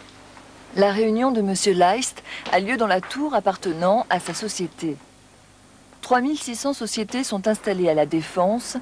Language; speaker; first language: French; native; French